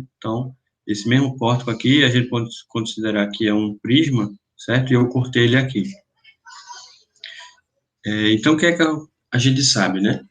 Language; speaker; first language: Portuguese; native; Portuguese